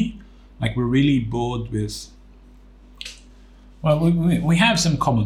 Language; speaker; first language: English; non-native, fluent; Greek